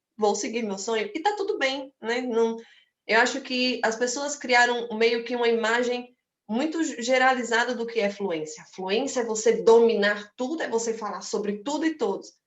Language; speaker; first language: Portuguese; native; Portuguese